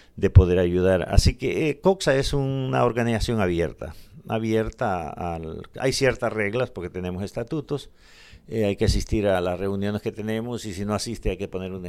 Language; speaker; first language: Spanish; native; Spanish